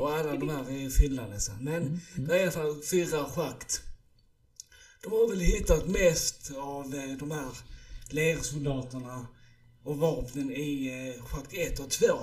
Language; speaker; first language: Swedish; early bilingual, other home language; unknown